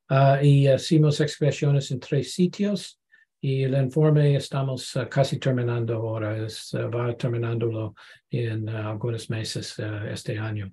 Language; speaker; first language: Spanish; non-native, learner; English